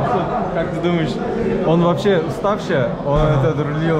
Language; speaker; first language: Russian; non-native, learner; Turkish